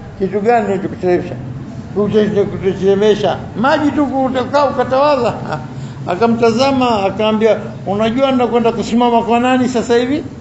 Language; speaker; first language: Swahili; native; Swahili